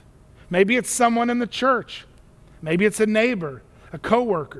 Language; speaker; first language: English; native; English